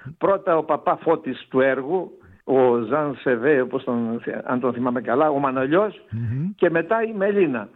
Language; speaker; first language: Greek; native; Greek